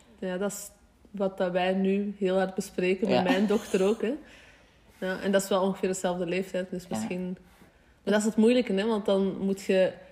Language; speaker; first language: Dutch; native; Dutch